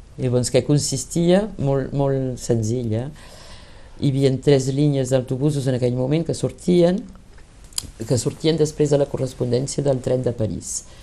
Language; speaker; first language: Catalan; early bilingual, heritage; Catalan